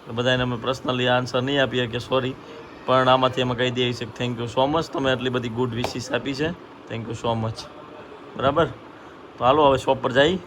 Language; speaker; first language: Gujarati; native; Gujarati